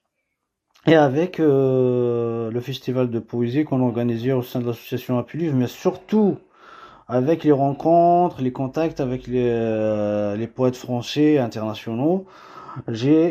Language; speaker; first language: French; non-native, local second language; Kabyle